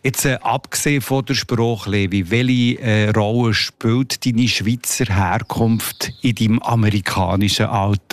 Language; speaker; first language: German; native; German